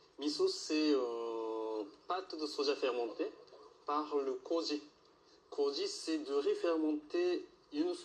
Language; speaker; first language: French; non-native, learner; Japanese